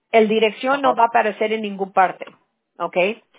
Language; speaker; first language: Spanish; early bilingual, other home language; English